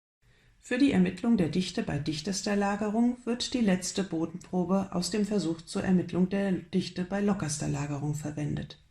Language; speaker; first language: German; native; German